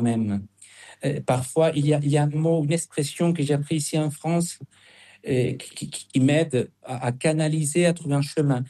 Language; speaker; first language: French; non-native, fluent; Spanish